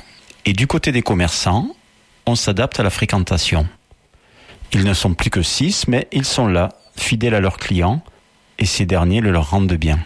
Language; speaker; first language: French; native; French